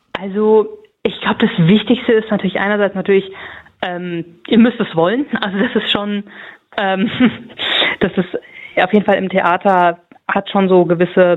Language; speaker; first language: German; native; German